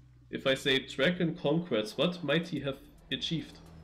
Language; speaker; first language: English; non-native, fluent; German